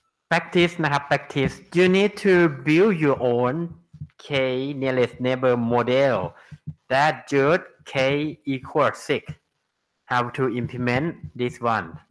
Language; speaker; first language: English; non-native, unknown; Thai